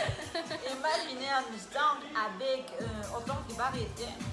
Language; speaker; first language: French; non-native, learner; Spanish